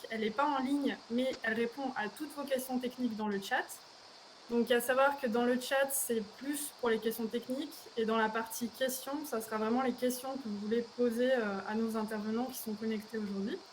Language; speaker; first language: French; native; French